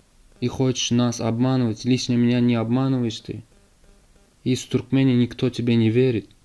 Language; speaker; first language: Russian; non-native, learner; Turkmen